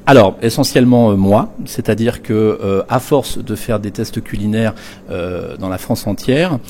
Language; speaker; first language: French; native; French